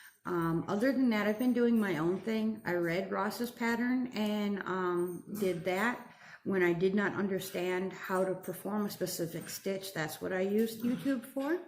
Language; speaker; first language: English; native; English